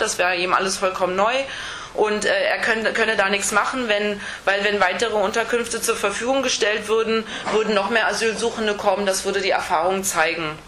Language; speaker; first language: German; native; German